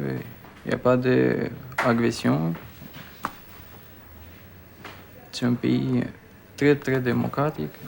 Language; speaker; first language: French; non-native, learner; Romanian